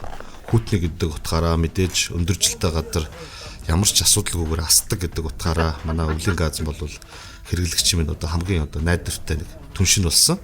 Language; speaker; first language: Mongolian; native; Mongolian